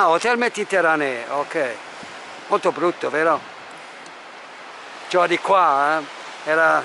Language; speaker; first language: Italian; non-native, fluent; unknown